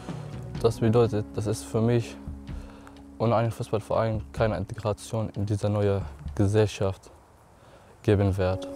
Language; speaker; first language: German; non-native, learner; Arabic